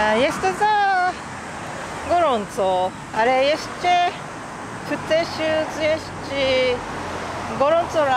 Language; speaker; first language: Polish; non-native, learner; Japanese